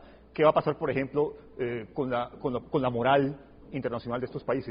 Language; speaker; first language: Spanish; native; Spanish